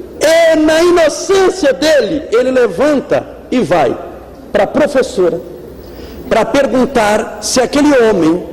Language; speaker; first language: Portuguese; native; Portuguese